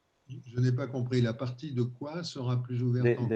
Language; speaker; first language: French; native; French